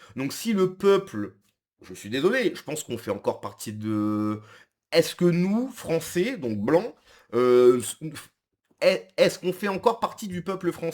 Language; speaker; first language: French; native; French